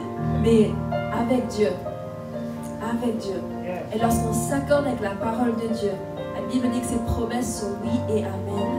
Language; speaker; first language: French; native; French